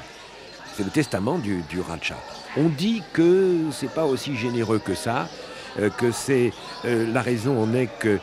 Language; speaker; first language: French; native; French